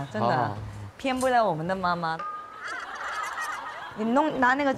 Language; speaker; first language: Chinese; non-native, local second language; Cantonese